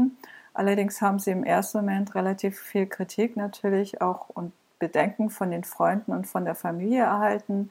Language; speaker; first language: German; native; German